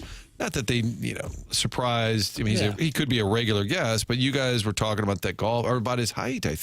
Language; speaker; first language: English; native; English